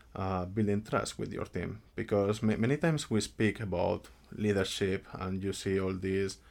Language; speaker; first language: English; non-native, fluent; Spanish